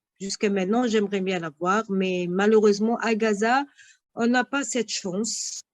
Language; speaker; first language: French; non-native, local second language; Arabic